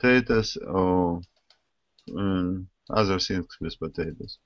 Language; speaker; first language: English; non-native, learner; Russian